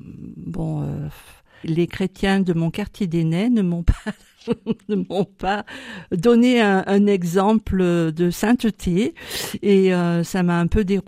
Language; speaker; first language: French; native; French